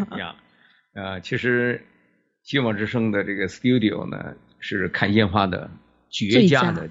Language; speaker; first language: Chinese; native; Chinese